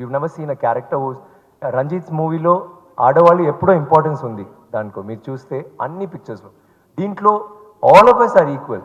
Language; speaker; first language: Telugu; non-native, learner; Tamil